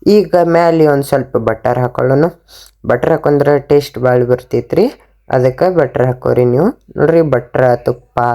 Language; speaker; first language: Kannada; native; Kannada